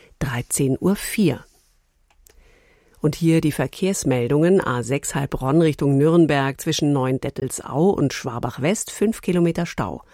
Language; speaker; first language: German; native; German